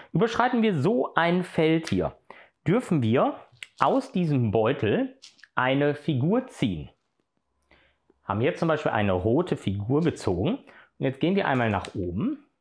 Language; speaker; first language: German; native; German